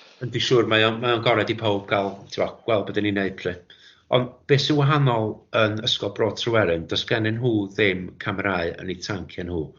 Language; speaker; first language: Welsh; native; Welsh